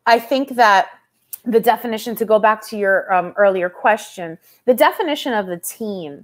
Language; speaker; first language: English; native; English